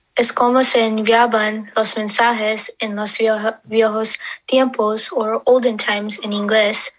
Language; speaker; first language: Spanish; non-native, learner; English